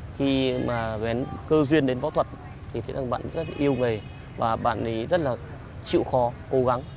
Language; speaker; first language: Vietnamese; native; Vietnamese